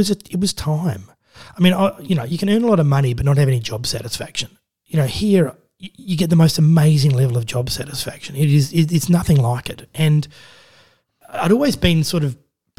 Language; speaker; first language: English; native; English